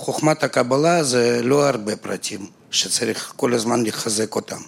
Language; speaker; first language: Hebrew; non-native, fluent; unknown